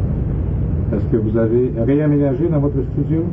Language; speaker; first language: French; native; French